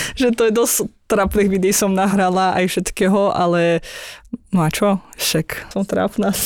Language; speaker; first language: Slovak; non-native, fluent; Azerbaijani